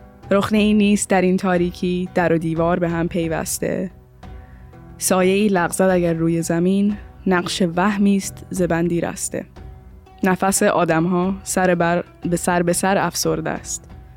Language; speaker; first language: Persian; early bilingual, heritage; Persian